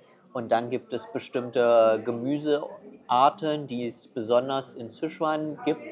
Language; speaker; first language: German; non-native, fluent; Chinese